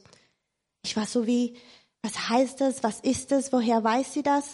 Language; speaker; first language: German; non-native, fluent; Spanish